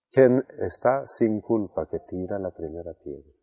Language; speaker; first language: Spanish; non-native, fluent; Swedish